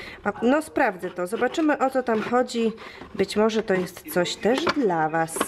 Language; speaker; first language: Polish; native; Polish